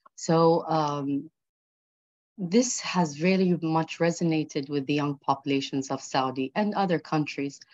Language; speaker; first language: English; early bilingual, other home language; Arabic